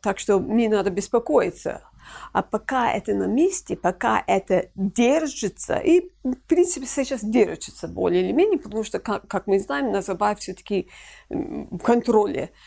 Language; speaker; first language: Russian; non-native, fluent; English